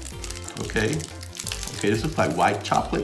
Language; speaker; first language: English; native; English